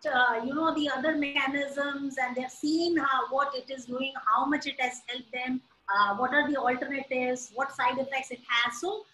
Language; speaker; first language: English; non-native, local second language; Hindi